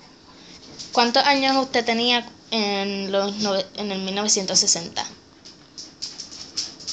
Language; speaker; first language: Spanish; early bilingual, heritage; Spanish